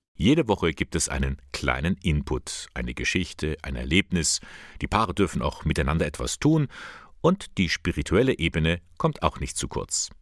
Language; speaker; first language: German; native; German